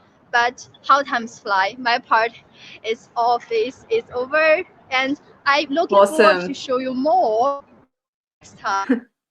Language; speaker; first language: English; non-native, fluent; Chinese